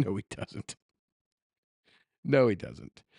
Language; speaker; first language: English; native; English